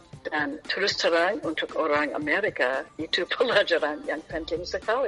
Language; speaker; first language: Indonesian; non-native, fluent; English